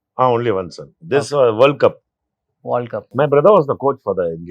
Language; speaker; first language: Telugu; non-native, fluent; Tamil